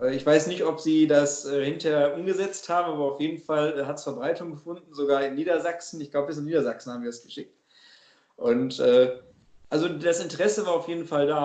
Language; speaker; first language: German; native; German